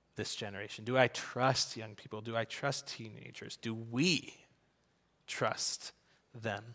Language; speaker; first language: English; native; English